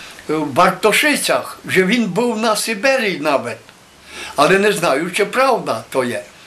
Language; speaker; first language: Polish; non-native, local second language; Ukrainian